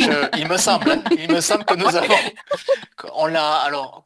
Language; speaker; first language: French; native; French